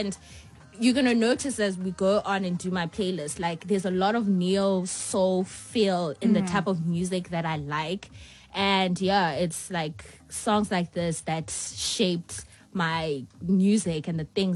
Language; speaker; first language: English; non-native, local second language; Xhosa